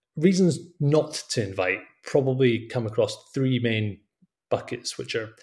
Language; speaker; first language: English; native; English